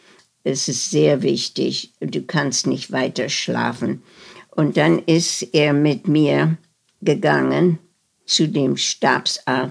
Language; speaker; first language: German; early bilingual, heritage; German